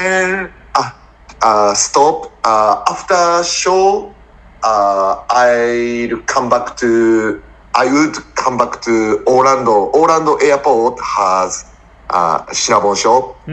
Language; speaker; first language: English; non-native, learner; Japanese